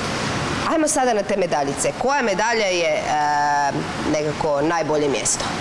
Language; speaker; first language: Croatian; native; Croatian